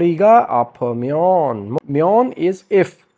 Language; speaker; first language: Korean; non-native, fluent; Urdu